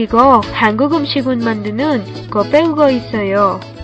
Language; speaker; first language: Korean; non-native, learner; Spanish